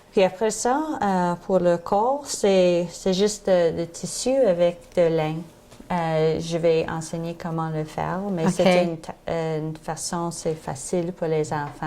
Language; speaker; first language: French; non-native, learner; English